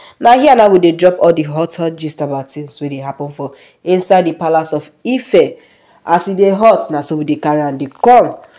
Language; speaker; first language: Nigerian Pidgin; non-native, local second language; Yoruba